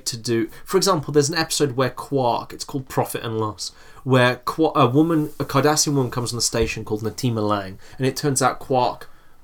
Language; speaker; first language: English; native; English